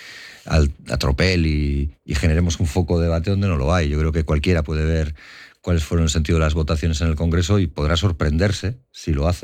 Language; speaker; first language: Spanish; native; Spanish